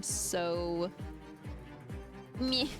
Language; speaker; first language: English; native; English